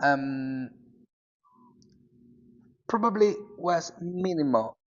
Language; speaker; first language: English; non-native, learner; Spanish